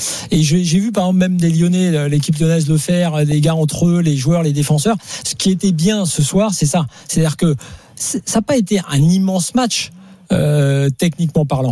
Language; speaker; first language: French; native; French